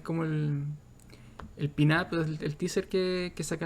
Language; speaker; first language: Spanish; native; Spanish